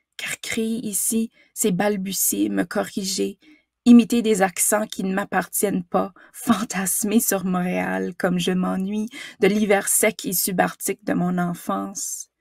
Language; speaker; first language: French; native; French